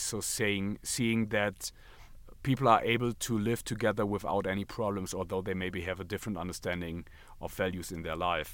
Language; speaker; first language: English; non-native, fluent; German